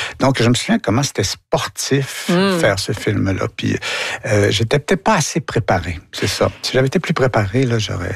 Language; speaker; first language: French; native; French